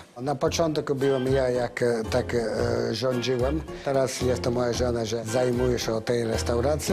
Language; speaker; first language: Polish; non-native, learner; Italian